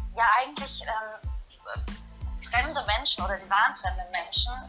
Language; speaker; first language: German; native; German